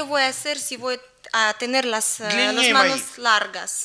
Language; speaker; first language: Spanish; non-native, learner; Russian